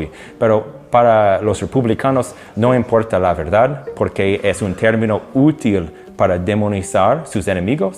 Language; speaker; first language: Spanish; non-native, fluent; English